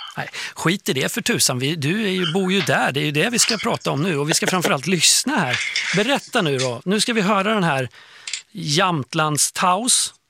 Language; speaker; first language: Swedish; native; Swedish